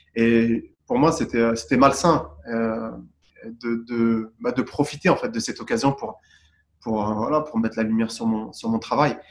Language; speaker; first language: French; native; French